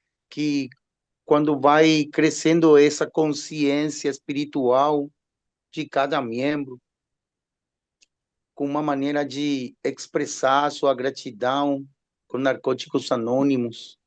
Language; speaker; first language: Portuguese; non-native, learner; Spanish